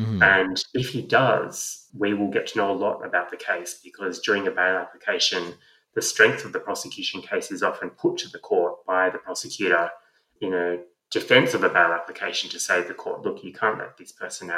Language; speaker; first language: English; native; English